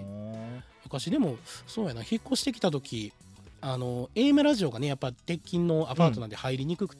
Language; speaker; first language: Japanese; native; Japanese